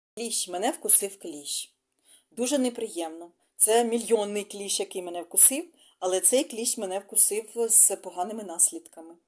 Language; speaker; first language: Ukrainian; non-native, local second language; Russian